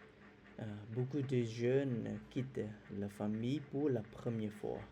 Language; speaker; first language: French; non-native, fluent; Khmer